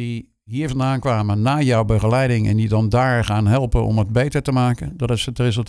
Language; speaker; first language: Dutch; native; Dutch